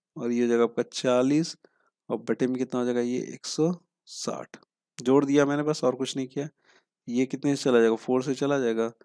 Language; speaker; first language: Hindi; native; Hindi